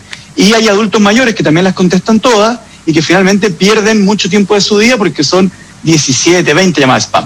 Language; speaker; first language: Spanish; native; Spanish